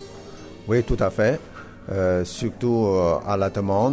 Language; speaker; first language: French; non-native, fluent; Chinese